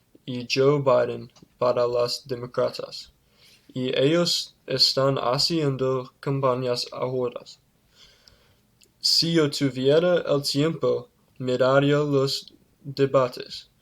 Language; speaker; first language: Spanish; non-native, learner; English